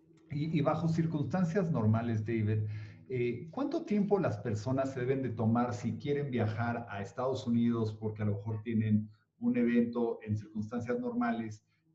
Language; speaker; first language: Spanish; native; Spanish